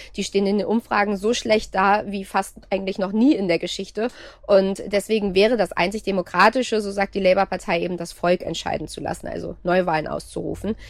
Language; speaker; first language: German; native; German